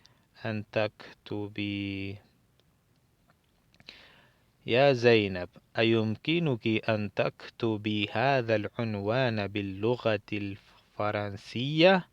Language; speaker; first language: Arabic; non-native, fluent; Spanish